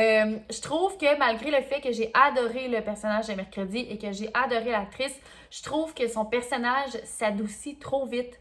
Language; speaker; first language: French; native; French